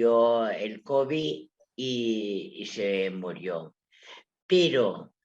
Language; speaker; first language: Spanish; non-native, local second language; Catalan